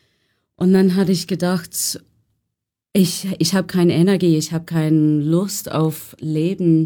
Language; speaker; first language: German; non-native, fluent; English